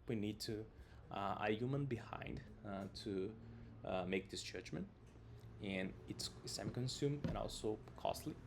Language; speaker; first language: English; non-native, fluent; Portuguese